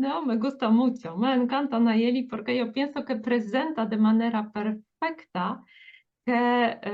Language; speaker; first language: Spanish; non-native, fluent; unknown